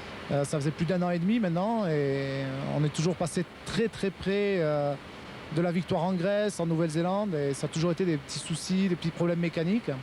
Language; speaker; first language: French; native; French